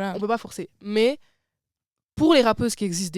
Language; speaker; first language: French; native; French